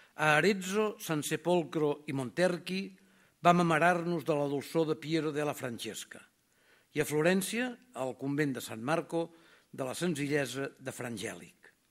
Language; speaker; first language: Catalan; native; Catalan